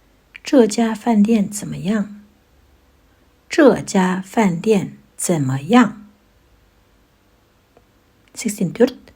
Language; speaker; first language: Chinese; non-native, fluent; Kazakh